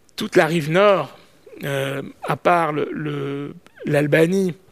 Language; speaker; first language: French; native; French